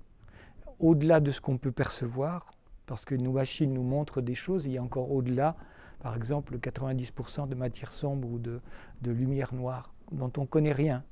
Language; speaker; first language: French; native; French